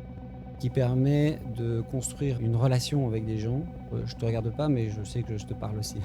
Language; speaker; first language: French; native; French